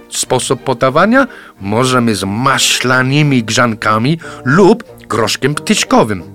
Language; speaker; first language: Polish; non-native, fluent; English